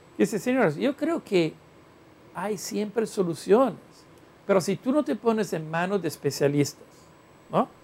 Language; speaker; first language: Spanish; non-native, fluent; Italian